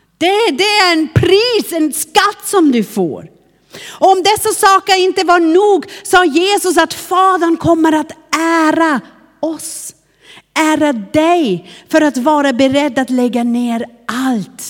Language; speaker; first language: Swedish; non-native, fluent; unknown